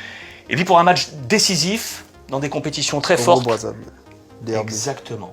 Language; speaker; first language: French; native; French